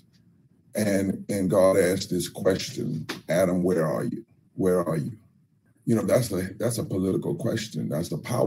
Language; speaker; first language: English; native; English